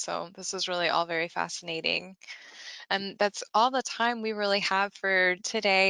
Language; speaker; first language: English; native; English